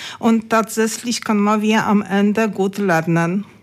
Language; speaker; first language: German; non-native, learner; Polish